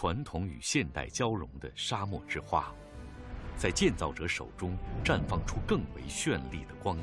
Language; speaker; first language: Chinese; native; Chinese